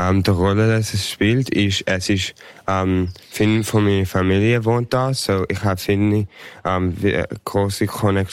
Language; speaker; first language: German; early bilingual, heritage; English